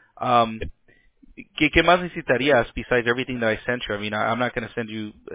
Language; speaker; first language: English; early bilingual, other home language; Spanish